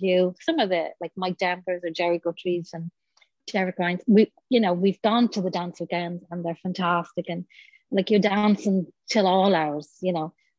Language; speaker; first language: English; native; English